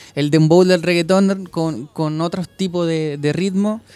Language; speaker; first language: Spanish; native; Spanish